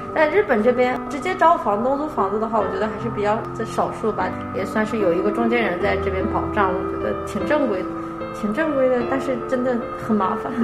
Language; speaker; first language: Chinese; native; Chinese